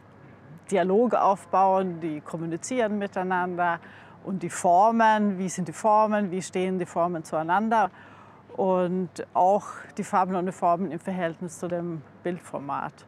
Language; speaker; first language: German; non-native, fluent; Swedish